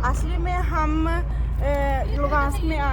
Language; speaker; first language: Hindi; non-native, learner; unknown